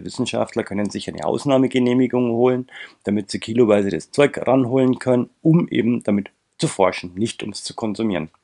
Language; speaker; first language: German; native; German